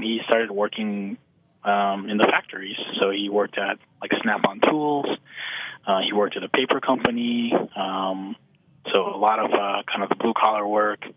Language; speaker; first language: English; native; English